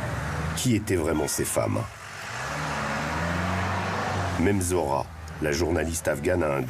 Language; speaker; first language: French; native; French